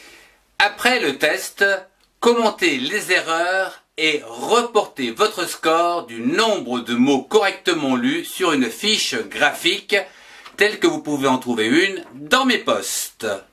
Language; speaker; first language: French; native; French